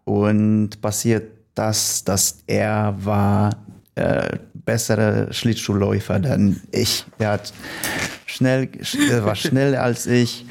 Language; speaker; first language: German; non-native, learner; Polish